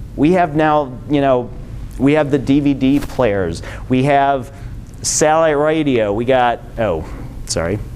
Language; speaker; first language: English; native; English